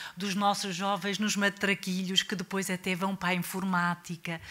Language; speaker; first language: Portuguese; native; Portuguese